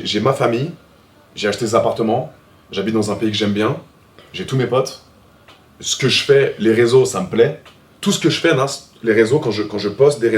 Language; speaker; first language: French; native; French